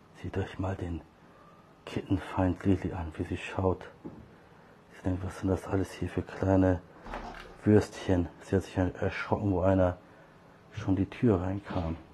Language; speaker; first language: German; early bilingual, other home language; Turkish